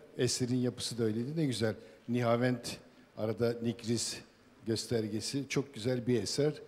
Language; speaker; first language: Turkish; native; Turkish